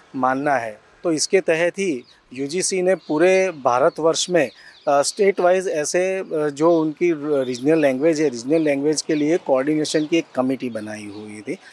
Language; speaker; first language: Hindi; non-native, local second language; Gujarati